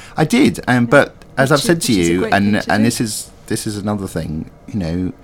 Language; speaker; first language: English; native; English